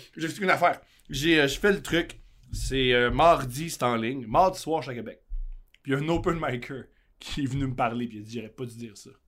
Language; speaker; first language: French; native; French